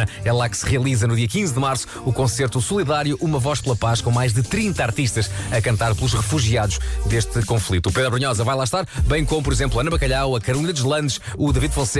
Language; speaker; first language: Portuguese; native; Portuguese